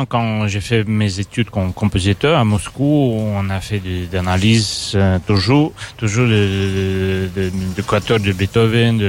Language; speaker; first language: French; non-native, fluent; Russian